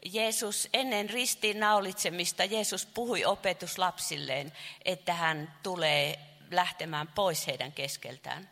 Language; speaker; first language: Finnish; non-native, fluent; Chinese